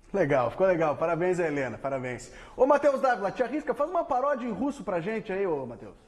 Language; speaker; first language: Portuguese; native; Portuguese